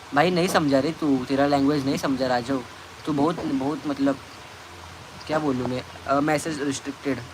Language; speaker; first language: Hindi; non-native, local second language; Marathi